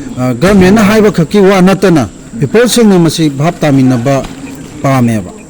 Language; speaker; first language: Manipuri; native; Manipuri